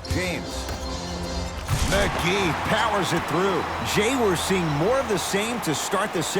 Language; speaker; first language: English; native; English